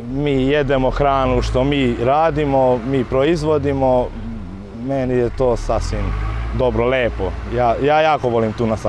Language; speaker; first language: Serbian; non-native, local second language; Hungarian